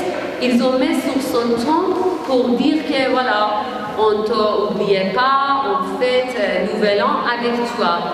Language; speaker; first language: French; non-native, learner; Persian